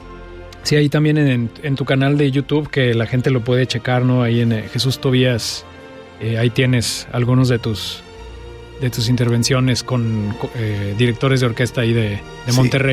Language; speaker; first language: Spanish; native; Spanish